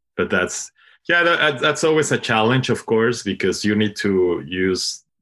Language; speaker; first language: English; non-native, fluent; Spanish